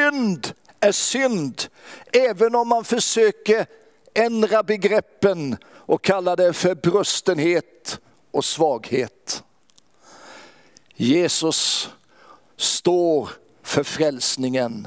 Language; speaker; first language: Swedish; native; Swedish